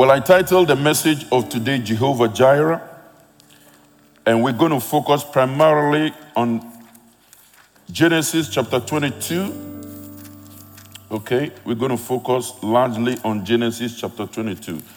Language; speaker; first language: English; non-native, local second language; Akan